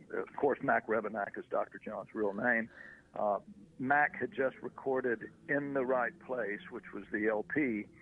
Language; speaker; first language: English; native; English